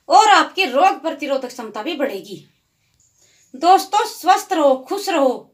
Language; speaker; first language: Hindi; native; Hindi